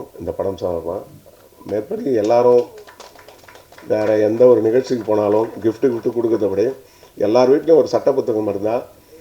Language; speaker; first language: Tamil; native; Tamil